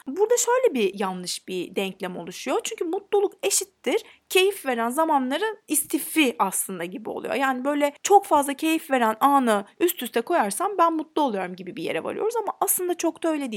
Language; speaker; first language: Turkish; native; Turkish